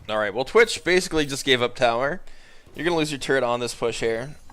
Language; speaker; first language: English; native; English